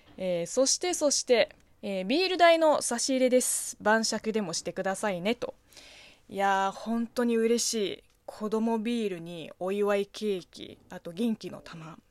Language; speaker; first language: Japanese; non-native, fluent; Chinese